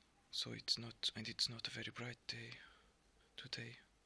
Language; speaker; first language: English; non-native, fluent; Portuguese